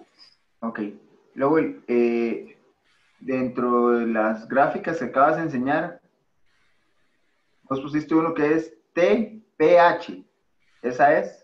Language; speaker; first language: Spanish; native; Spanish